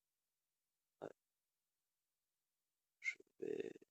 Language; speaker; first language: French; native; French